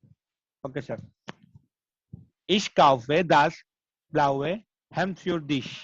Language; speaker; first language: German; non-native, learner; Gujarati